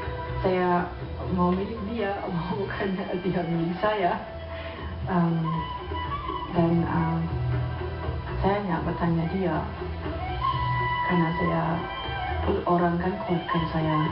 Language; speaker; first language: Indonesian; non-native, learner; German